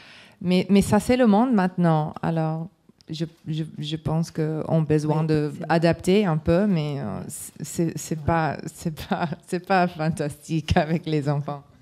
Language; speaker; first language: French; non-native, learner; English